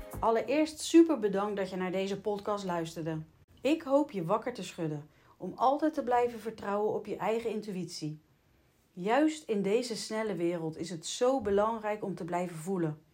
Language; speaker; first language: Dutch; native; Dutch